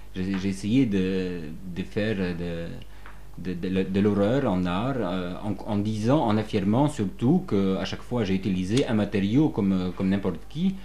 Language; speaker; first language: French; non-native, fluent; Polish